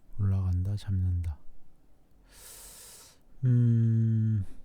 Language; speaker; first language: Korean; native; Korean